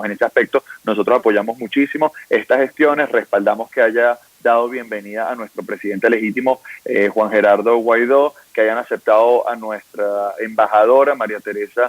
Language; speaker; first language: Spanish; native; Spanish